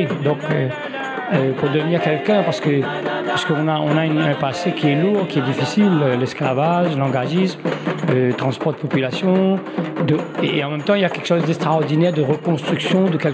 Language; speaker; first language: French; non-native, local second language; Réunion Creole French